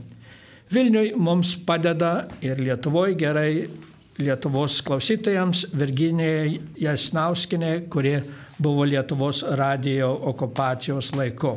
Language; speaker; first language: Lithuanian; early bilingual, heritage; Lithuanian